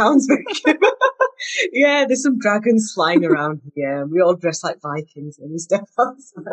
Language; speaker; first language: English; native; English